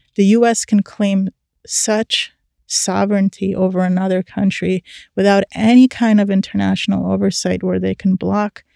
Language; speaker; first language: English; early bilingual, other home language; Persian